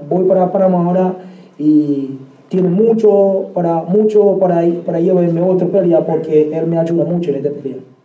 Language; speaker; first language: Spanish; non-native, learner; English